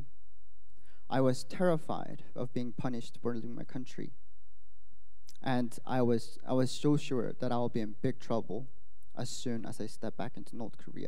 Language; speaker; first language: English; non-native, fluent; Korean